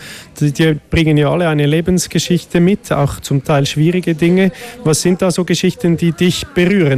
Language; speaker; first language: German; native; German